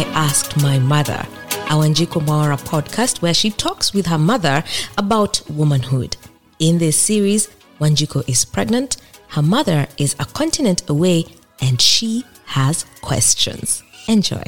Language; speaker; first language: English; non-native, local second language; Kikuyu